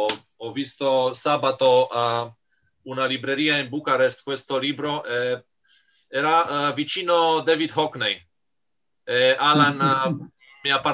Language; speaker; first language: Italian; non-native, fluent; Romanian